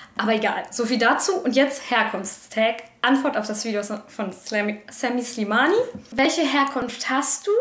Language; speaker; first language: German; native; German